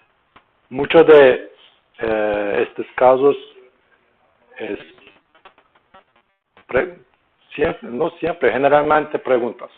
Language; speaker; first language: Spanish; non-native, learner; Turkish